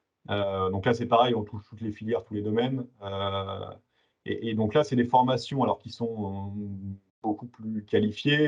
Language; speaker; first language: French; native; French